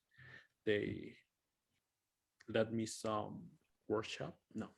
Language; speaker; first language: English; non-native, fluent; Spanish